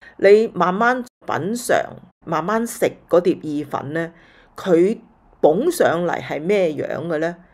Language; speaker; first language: Cantonese; early bilingual, heritage; Cantonese